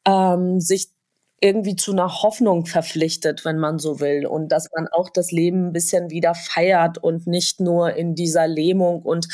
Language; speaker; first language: German; non-native, fluent; Georgian